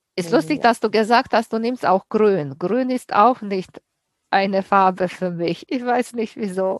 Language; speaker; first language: German; native; German